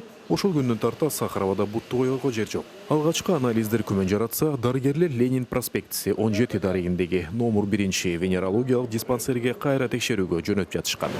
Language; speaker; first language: Kyrgyz; native; Kyrgyz